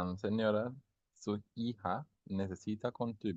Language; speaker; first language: Spanish; non-native, fluent; English